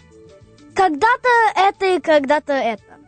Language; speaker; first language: Russian; early bilingual, heritage; English